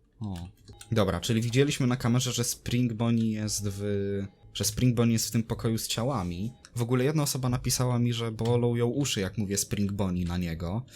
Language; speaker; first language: Polish; native; Polish